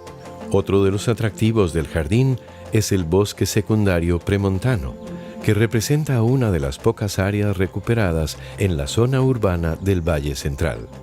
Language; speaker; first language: Spanish; native; Spanish